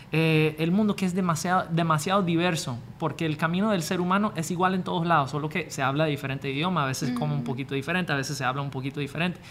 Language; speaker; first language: Spanish; non-native, fluent; English